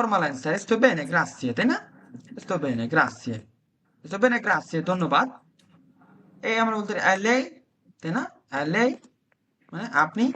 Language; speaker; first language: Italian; non-native, fluent; Bangla